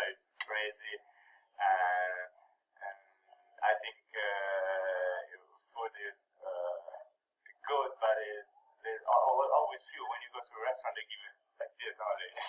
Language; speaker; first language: English; non-native, fluent; Italian